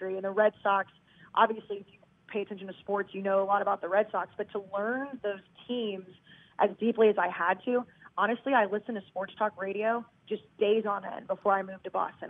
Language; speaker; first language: English; native; English